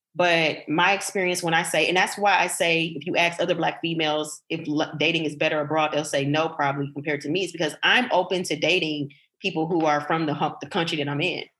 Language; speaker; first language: English; native; English